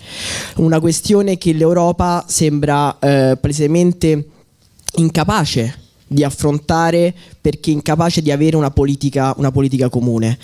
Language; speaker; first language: Italian; native; Italian